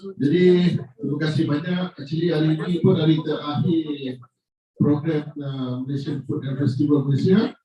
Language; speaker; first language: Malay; native; Malay